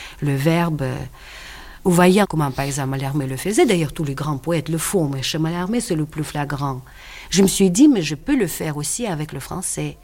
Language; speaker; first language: French; non-native, fluent; Russian